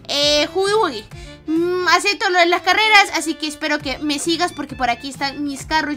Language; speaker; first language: Spanish; native; Spanish